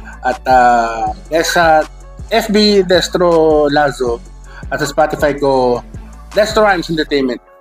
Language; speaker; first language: Filipino; non-native, local second language; Iloko